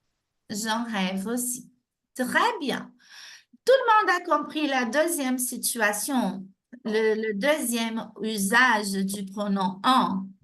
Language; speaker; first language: French; non-native, fluent; Portuguese